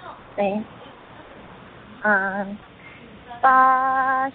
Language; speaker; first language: Chinese; non-native, learner; Korean